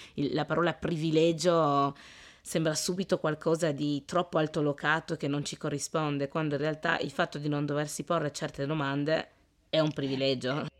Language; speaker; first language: Italian; early bilingual, other home language; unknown